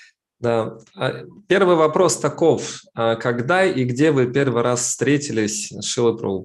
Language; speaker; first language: Russian; native; Russian